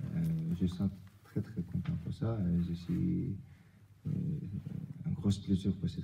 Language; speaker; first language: French; non-native, learner; Albanian